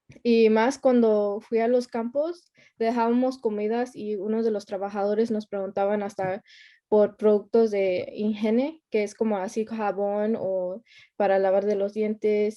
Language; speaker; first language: Spanish; early bilingual, heritage; Spanish